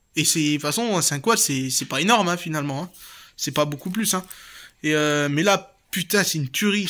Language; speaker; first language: French; native; French